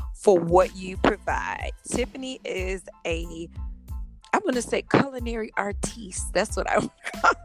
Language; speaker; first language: English; native; English